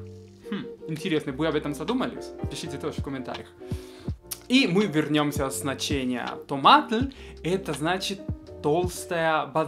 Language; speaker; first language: Russian; non-native, fluent; Spanish